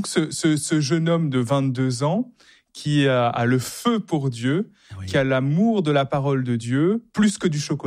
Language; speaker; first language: French; native; French